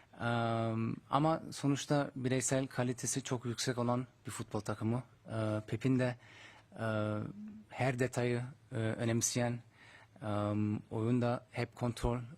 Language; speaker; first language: Turkish; early bilingual, heritage; Turkish